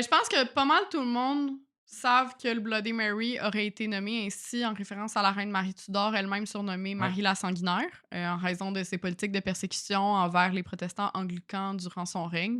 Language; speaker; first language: French; native; French